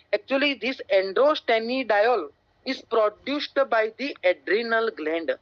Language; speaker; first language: English; non-native, local second language; Gujarati